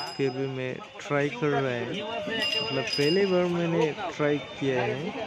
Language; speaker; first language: Hindi; non-native, local second language; Bodo